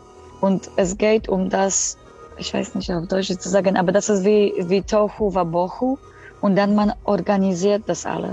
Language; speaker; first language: German; non-native, fluent; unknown